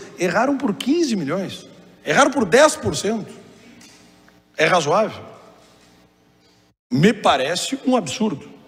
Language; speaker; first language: Portuguese; native; Portuguese